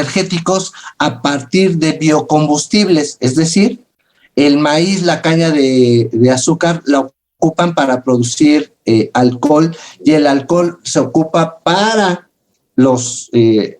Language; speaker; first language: Spanish; native; Spanish